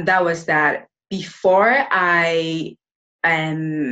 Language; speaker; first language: English; non-native, local second language; Yoruba